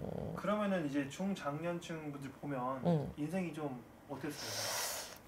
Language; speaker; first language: Korean; native; Korean